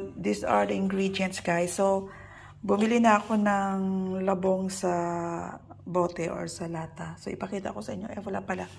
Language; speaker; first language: Filipino; non-native, local second language; Hiligaynon